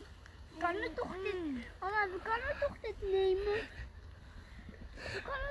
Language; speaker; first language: Dutch; early bilingual, heritage; Dutch